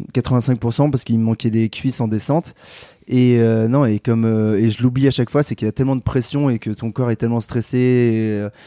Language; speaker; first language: French; native; French